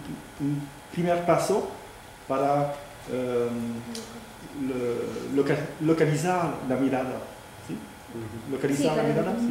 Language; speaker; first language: Spanish; non-native, fluent; French